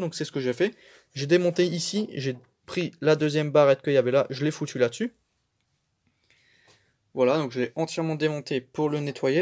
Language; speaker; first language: French; native; French